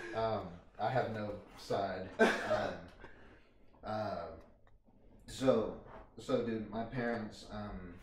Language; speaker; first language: English; native; English